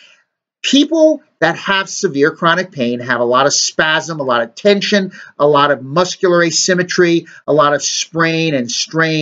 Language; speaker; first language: English; native; English